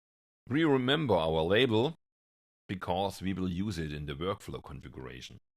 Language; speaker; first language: English; non-native, fluent; German